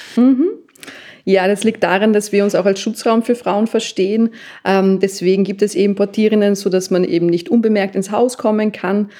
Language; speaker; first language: German; native; German